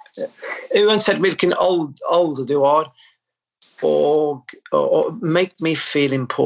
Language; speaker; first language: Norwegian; non-native, fluent; English